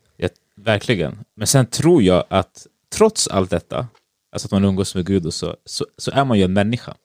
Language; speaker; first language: Swedish; early bilingual, other home language; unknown